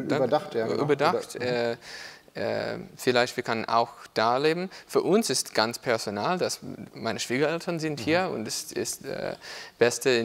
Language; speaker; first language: German; non-native, learner; English